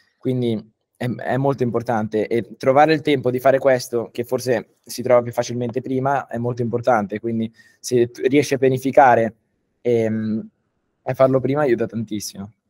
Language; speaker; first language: Italian; early bilingual, heritage; Italian